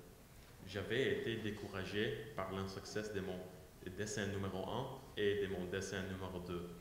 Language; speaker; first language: French; non-native, learner; English